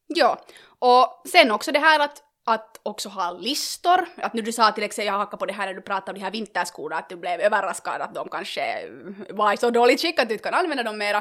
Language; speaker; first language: Swedish; native; Swedish